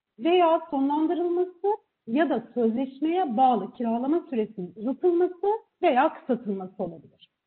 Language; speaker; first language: Turkish; native; Turkish